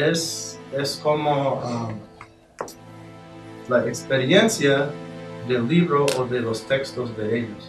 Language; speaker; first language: Spanish; non-native, fluent; English